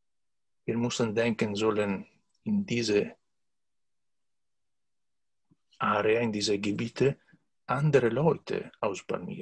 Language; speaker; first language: German; non-native, learner; Italian